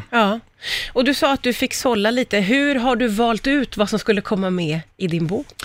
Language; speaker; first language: Swedish; native; Swedish